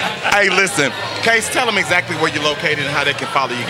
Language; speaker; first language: English; native; English